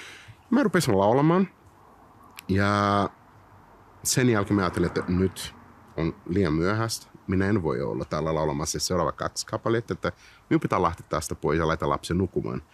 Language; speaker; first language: Finnish; non-native, fluent; Portuguese